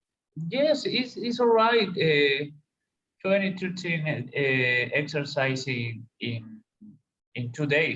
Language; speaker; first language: English; non-native, learner; Spanish